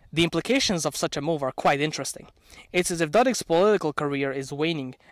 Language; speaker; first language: English; non-native, fluent; Serbian